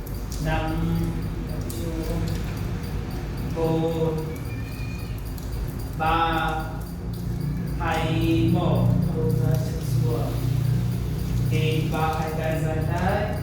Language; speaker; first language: Vietnamese; non-native, fluent; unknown